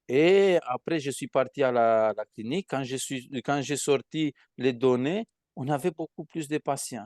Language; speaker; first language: French; non-native, fluent; Romanian